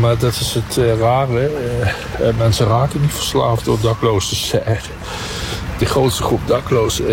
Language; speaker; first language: Dutch; native; Dutch